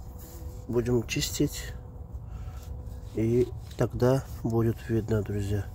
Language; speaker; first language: Russian; non-native, fluent; Uzbek